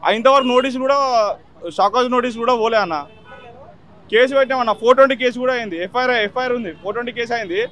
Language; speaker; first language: Telugu; native; Telugu